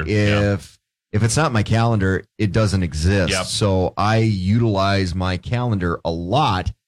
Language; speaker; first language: English; native; English